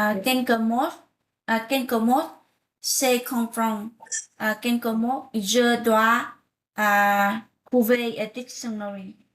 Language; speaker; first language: French; non-native, learner; Vietnamese